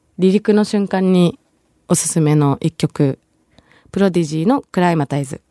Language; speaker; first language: Japanese; early bilingual, other home language; Bangla